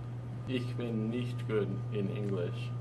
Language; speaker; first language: German; non-native, learner; English